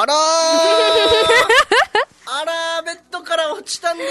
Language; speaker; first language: Japanese; native; Japanese